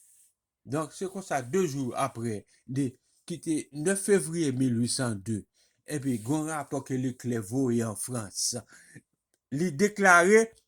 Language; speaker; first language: French; non-native, local second language; Haitian Creole